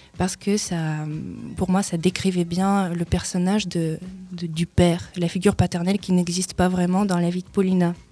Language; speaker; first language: French; non-native, fluent; Russian